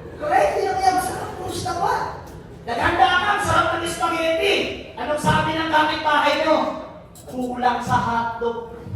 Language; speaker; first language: Filipino; non-native, local second language; Bikol